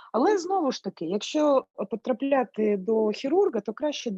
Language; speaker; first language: Ukrainian; non-native, local second language; Russian